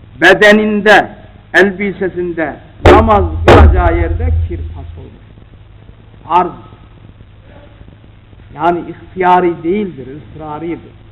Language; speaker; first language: Turkish; native; Turkish